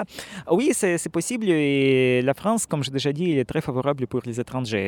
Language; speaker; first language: French; non-native, fluent; Russian